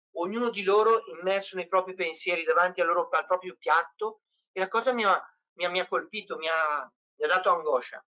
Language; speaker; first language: Italian; native; Italian